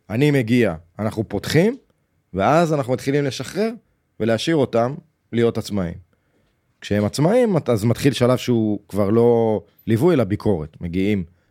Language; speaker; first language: Hebrew; native; Hebrew